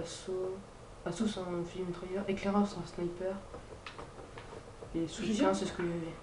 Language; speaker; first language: French; native; French